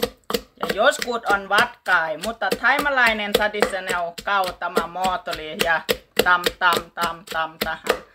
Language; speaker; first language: Finnish; non-native, learner; Thai